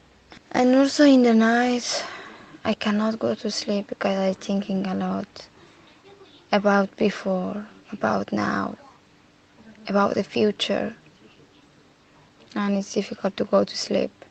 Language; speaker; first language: English; non-native, learner; Persian